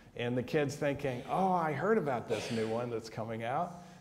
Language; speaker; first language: English; native; English